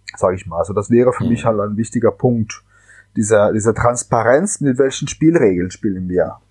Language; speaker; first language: German; non-native, fluent; Spanish